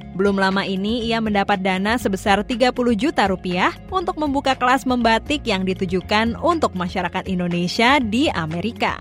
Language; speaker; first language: Indonesian; native; Indonesian